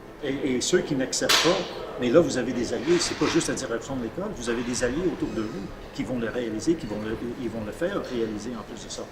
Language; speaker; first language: French; native; French